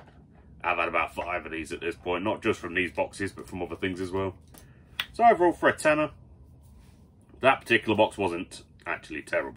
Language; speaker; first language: English; native; English